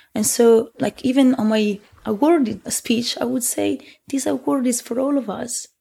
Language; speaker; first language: English; early bilingual, heritage; Italian